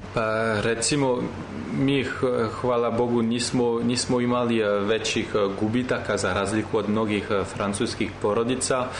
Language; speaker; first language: Serbian; non-native, fluent; French